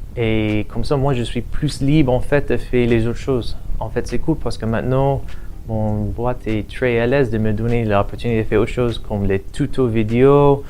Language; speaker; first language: French; non-native, learner; English